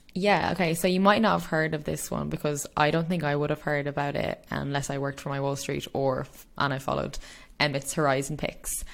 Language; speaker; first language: English; native; English